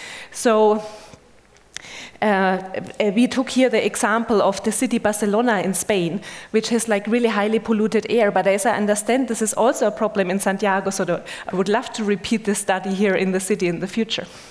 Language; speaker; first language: English; non-native, fluent; German